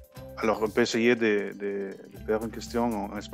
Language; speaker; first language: French; non-native, learner; Spanish